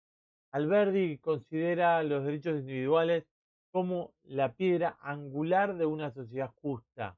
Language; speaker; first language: Spanish; native; Spanish